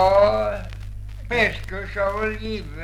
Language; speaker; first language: Swedish; native; Swedish